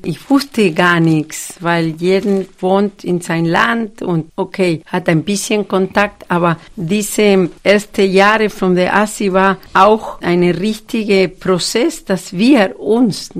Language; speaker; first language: German; non-native, fluent; Spanish